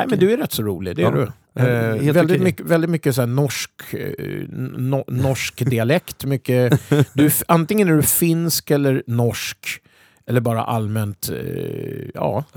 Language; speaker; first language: Swedish; native; Swedish